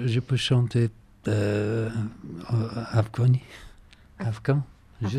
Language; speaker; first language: French; non-native, learner; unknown